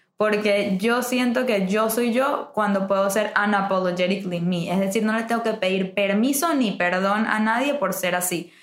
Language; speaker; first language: Spanish; native; Spanish